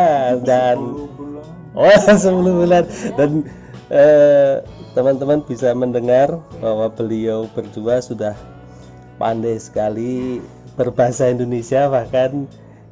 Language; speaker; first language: Indonesian; native; Indonesian